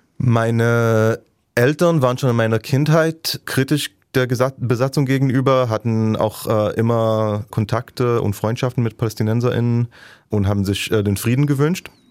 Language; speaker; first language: German; non-native, fluent; Hebrew